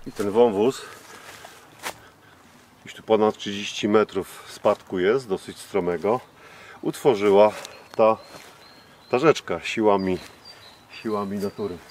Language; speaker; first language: Polish; native; Polish